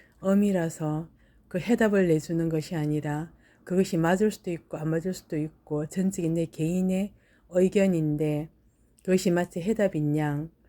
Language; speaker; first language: Korean; native; Korean